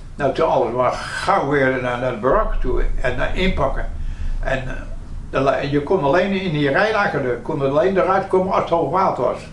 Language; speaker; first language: Dutch; native; Dutch